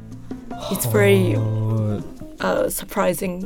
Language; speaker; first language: English; non-native, learner; Japanese